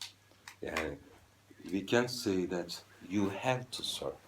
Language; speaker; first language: English; non-native, fluent; Turkish